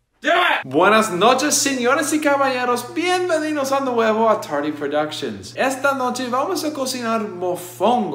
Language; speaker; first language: Spanish; non-native, learner; English